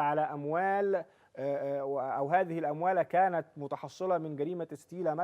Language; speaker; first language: Arabic; native; Arabic